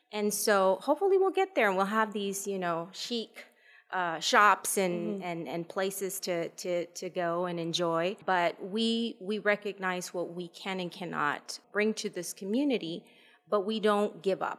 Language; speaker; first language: English; native; English